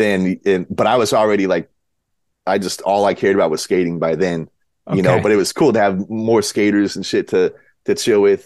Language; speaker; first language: English; native; English